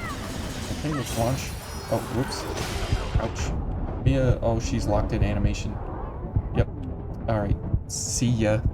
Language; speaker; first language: English; native; English